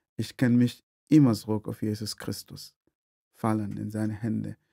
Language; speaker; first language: German; non-native, fluent; Arabic